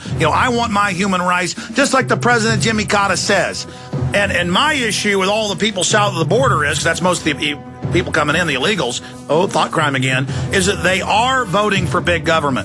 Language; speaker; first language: English; native; English